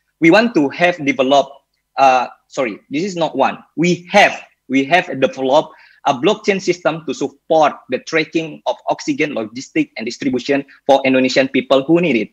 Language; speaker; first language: English; non-native, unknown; Indonesian